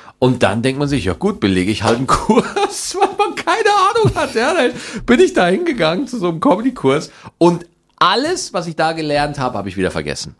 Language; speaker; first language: German; native; German